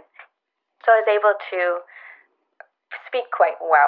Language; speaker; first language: English; native; English